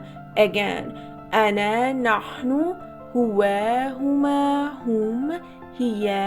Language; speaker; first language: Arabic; non-native, fluent; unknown